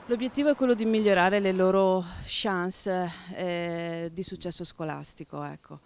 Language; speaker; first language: Italian; native; Italian